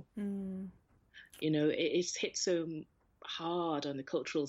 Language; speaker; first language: English; native; English